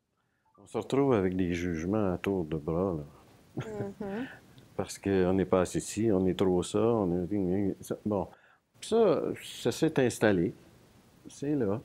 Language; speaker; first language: French; native; French